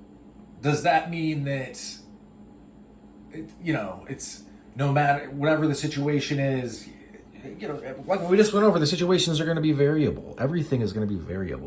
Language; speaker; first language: English; native; English